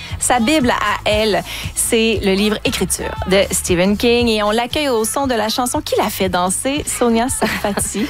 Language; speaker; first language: French; native; French